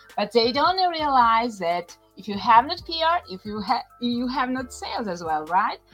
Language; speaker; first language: English; non-native, fluent; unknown